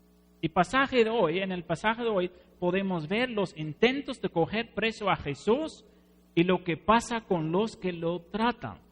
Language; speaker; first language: Spanish; non-native, fluent; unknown